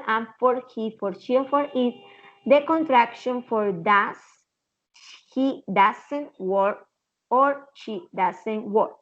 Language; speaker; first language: English; non-native, learner; Spanish